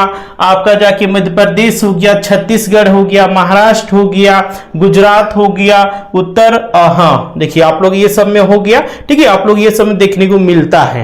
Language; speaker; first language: Hindi; native; Hindi